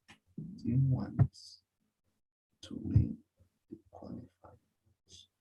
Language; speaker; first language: English; non-native, learner; Spanish